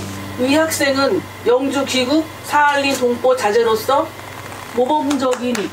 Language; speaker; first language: Korean; native; Korean